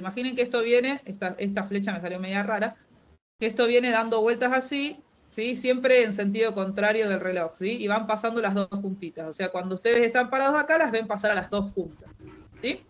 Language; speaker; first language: Spanish; native; Spanish